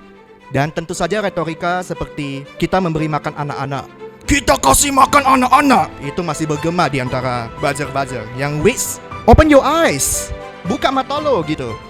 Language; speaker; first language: Indonesian; native; Indonesian